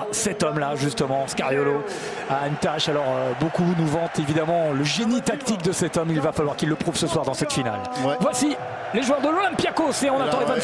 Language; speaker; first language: French; native; French